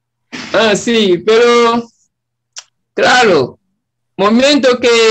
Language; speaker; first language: Spanish; non-native, learner; Haitian Creole